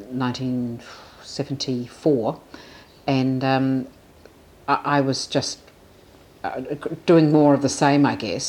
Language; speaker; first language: English; native; English